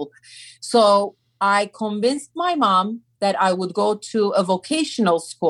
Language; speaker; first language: English; non-native, fluent; Turkish